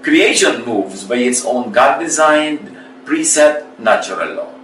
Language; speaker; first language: English; non-native, local second language; Filipino